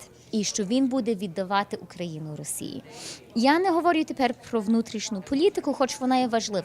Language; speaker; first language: Ukrainian; early bilingual, heritage; English